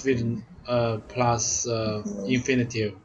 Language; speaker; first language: English; non-native, learner; Vietnamese